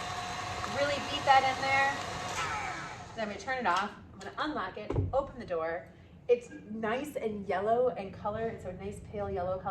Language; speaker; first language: English; native; English